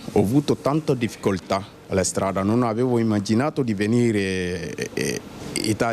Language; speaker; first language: Italian; non-native, learner; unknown